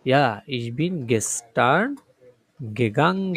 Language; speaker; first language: German; non-native, fluent; Bangla